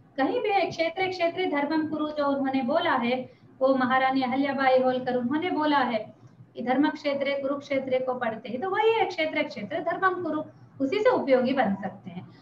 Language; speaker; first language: Hindi; native; Hindi